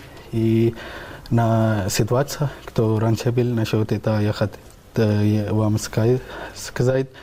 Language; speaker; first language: Russian; non-native, local second language; Urdu